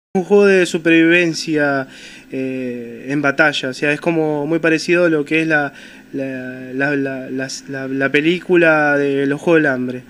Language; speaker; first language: Spanish; native; Spanish